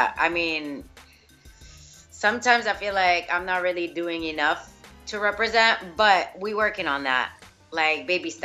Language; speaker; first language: English; early bilingual, other home language; Spanish